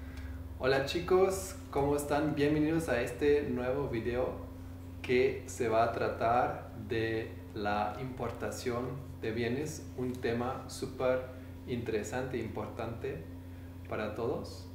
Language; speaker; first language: Spanish; non-native, learner; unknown